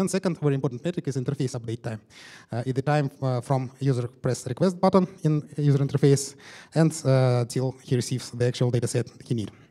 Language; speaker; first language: English; non-native, fluent; Russian